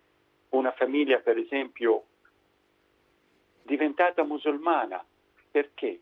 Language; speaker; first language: Italian; non-native, fluent; Arabic